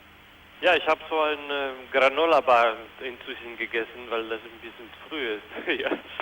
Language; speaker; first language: German; non-native, fluent; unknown